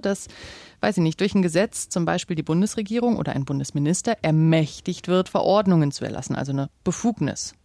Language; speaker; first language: German; native; German